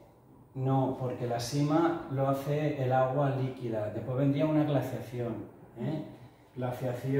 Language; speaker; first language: Spanish; native; Spanish